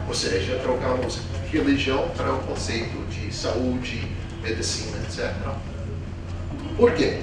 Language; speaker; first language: Portuguese; non-native, fluent; English